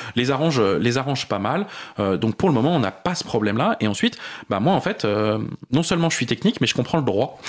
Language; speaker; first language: French; native; French